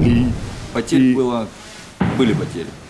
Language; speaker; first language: Russian; native; Russian